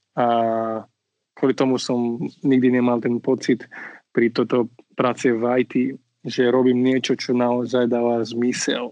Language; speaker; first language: Slovak; non-native, fluent; Marathi